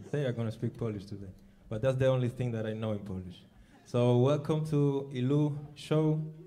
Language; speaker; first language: English; non-native, fluent; Spanish